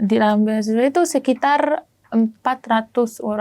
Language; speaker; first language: Indonesian; non-native, learner; German